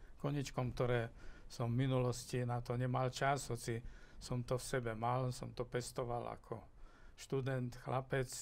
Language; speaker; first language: Slovak; native; Slovak